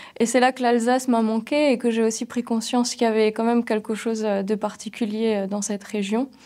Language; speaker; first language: French; non-native, local second language; Swiss German